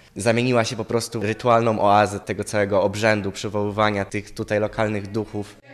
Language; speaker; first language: Polish; native; Polish